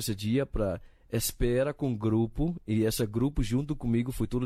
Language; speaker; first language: Portuguese; non-native, learner; Dutch